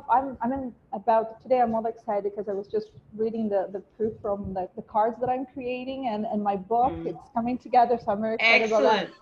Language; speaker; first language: English; non-native, fluent; Portuguese